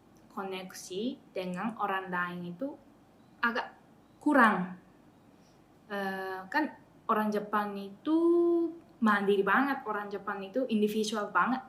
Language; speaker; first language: Indonesian; non-native, fluent; Japanese